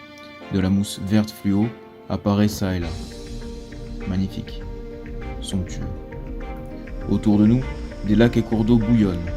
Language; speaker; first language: French; native; French